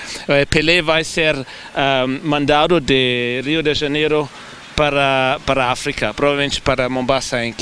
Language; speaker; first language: Portuguese; non-native, fluent; German